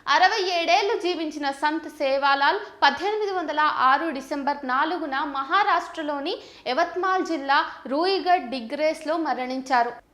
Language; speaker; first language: Telugu; native; Telugu